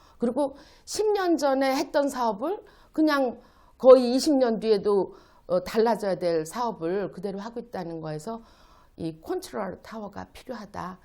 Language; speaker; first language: Korean; native; Korean